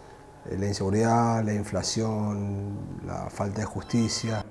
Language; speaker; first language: Spanish; native; Spanish